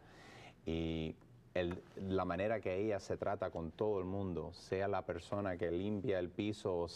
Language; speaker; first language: Spanish; early bilingual, heritage; Spanish